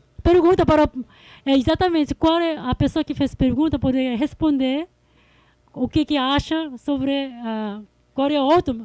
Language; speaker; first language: Portuguese; non-native, fluent; Korean